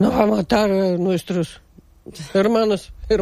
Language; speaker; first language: Spanish; non-native, learner; Russian